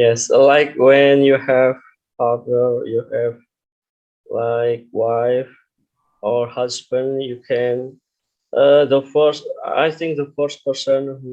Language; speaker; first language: English; non-native, learner; Indonesian